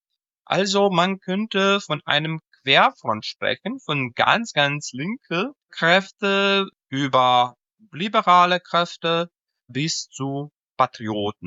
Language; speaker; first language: German; non-native, fluent; Serbian